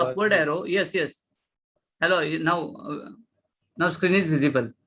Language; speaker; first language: English; non-native, local second language; Marathi